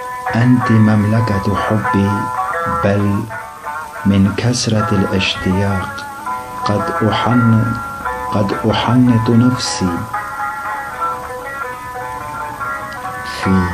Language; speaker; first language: Arabic; non-native, local second language; Kurdish